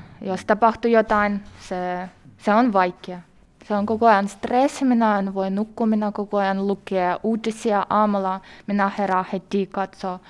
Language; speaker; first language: Finnish; non-native, learner; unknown